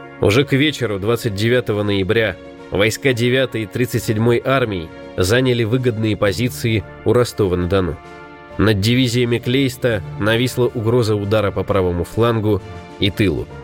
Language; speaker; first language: Russian; native; Russian